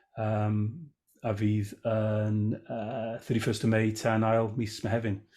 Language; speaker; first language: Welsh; non-native, local second language; English